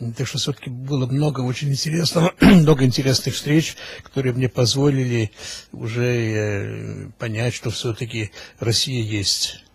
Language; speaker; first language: Russian; early bilingual, heritage; Russian